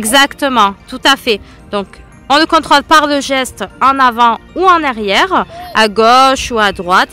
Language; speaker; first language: French; native; French